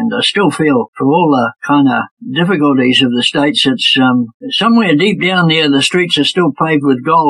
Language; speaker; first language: English; native; English